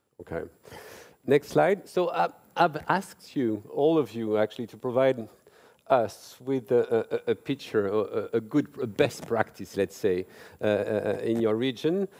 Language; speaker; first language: English; non-native, fluent; French